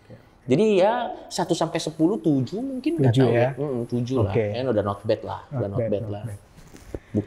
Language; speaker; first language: Indonesian; native; Indonesian